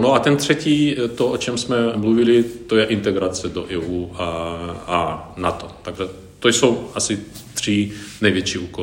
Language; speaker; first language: Czech; non-native, fluent; Ukrainian